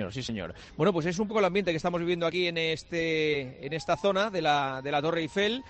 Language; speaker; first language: Spanish; native; Spanish